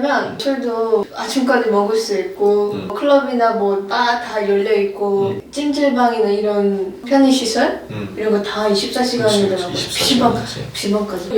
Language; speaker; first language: Korean; non-native, fluent; Arabic